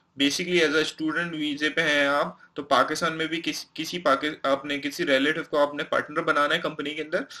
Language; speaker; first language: Hindi; non-native, local second language; Punjabi